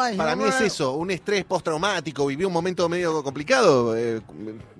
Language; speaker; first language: Spanish; native; Spanish